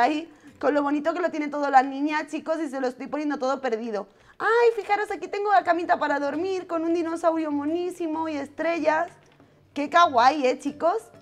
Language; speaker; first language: Spanish; native; Spanish